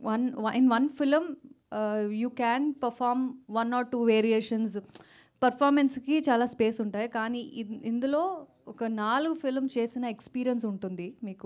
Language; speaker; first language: Telugu; non-native, local second language; Kannada